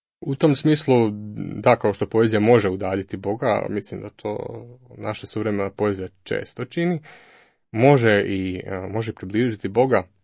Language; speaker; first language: Croatian; native; Croatian